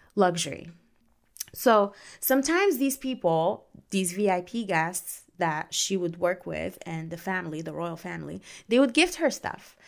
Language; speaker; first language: English; non-native, fluent; Arabic